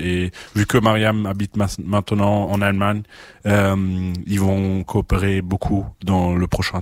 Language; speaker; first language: French; non-native, fluent; German